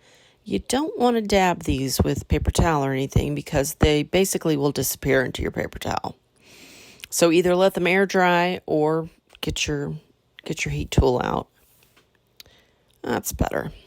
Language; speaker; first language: English; native; English